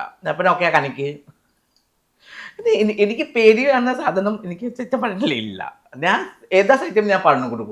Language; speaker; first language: Malayalam; non-native, fluent; Assamese